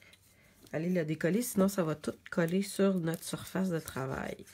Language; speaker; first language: French; native; French